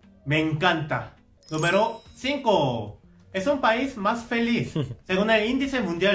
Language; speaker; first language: Spanish; non-native, fluent; Korean